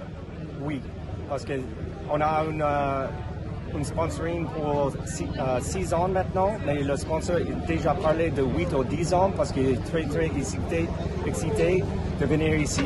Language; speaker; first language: French; non-native, fluent; English